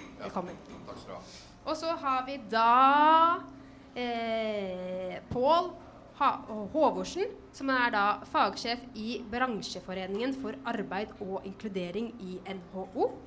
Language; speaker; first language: Norwegian; native; Norwegian